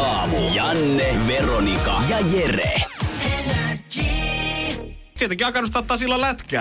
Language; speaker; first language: Finnish; native; Finnish